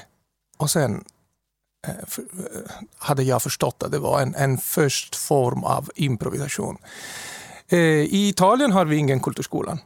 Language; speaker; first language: Swedish; non-native, fluent; Italian